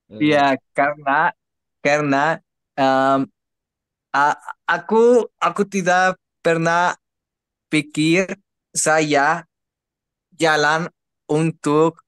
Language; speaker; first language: Indonesian; non-native, learner; Spanish